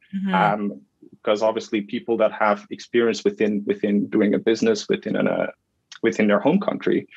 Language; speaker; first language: English; non-native, fluent; Dutch